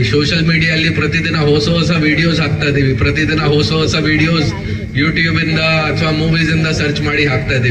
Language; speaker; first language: Kannada; non-native, fluent; Hindi